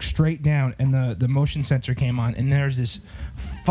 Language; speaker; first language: English; native; English